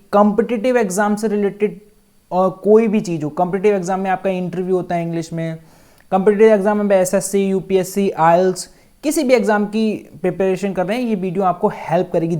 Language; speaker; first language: Hindi; native; Hindi